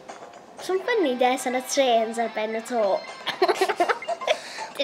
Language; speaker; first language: Welsh; native; Welsh